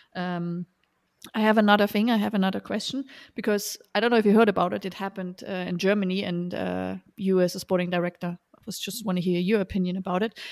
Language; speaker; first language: English; non-native, fluent; German